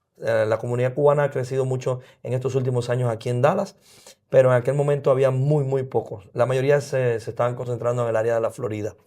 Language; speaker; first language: Spanish; native; Spanish